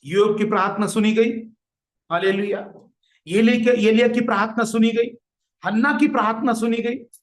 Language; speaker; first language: Hindi; non-native, local second language; Marathi